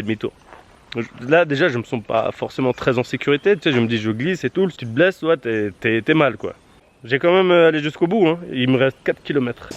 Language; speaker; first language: French; native; French